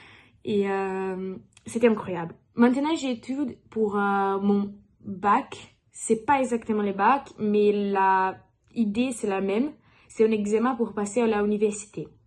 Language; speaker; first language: French; non-native, learner; Portuguese